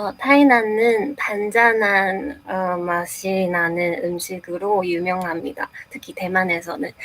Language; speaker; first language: Korean; non-native, fluent; Chinese